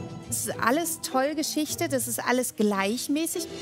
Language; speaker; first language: German; native; German